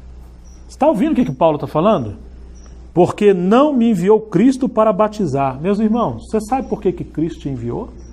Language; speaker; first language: Portuguese; native; Portuguese